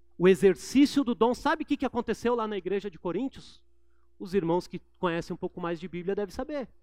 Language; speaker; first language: Portuguese; native; Portuguese